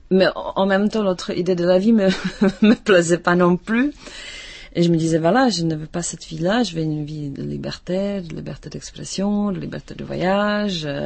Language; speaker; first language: French; non-native, fluent; Czech